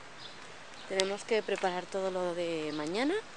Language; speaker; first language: Spanish; native; Spanish